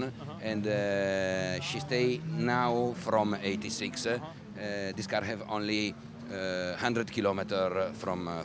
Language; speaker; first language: English; non-native, learner; Italian